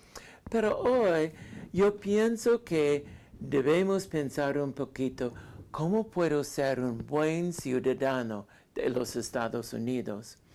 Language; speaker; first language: Spanish; non-native, fluent; English